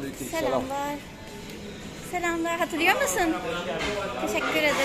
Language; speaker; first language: Turkish; non-native, learner; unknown